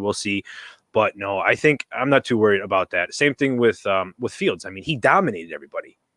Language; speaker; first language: English; native; English